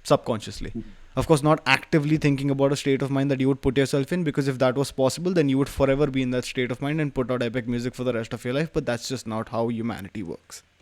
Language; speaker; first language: English; non-native, local second language; Hindi